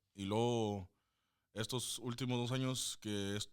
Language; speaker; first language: Spanish; early bilingual, heritage; Spanish